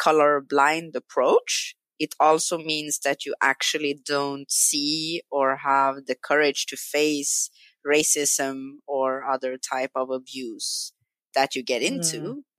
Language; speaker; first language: English; non-native, fluent; Swedish